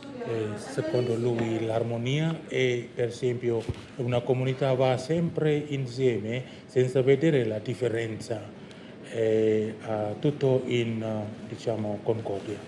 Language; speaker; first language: Italian; non-native, fluent; Indonesian